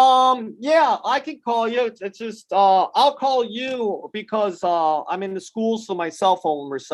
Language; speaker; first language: English; native; English